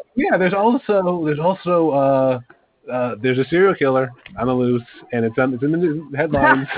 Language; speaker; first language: English; native; English